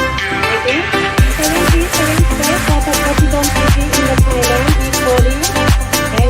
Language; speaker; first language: English; non-native, learner; Thai